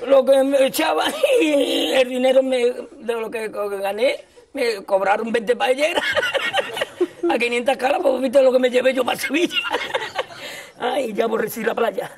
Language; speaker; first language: Spanish; native; Spanish